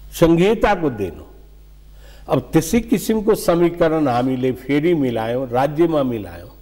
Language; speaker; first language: Nepali; non-native, local second language; Maithili